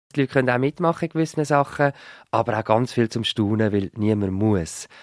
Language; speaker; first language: German; native; German